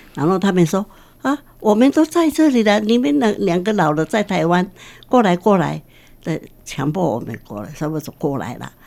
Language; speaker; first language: Chinese; non-native, local second language; Min Nan Chinese